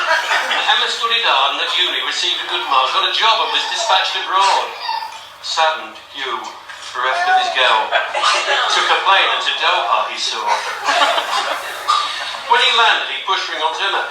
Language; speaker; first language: English; native; English